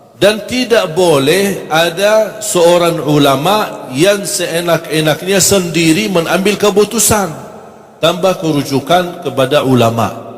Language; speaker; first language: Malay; non-native, fluent; Arabic